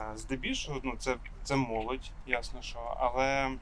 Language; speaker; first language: Ukrainian; non-native, local second language; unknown